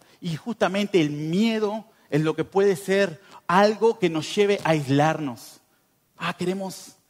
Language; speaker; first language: Spanish; native; Spanish